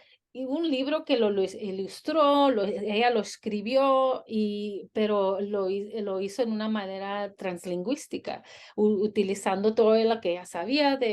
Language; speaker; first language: Spanish; early bilingual, heritage; Spanish